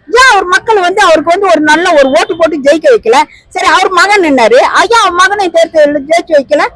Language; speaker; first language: Tamil; native; Tamil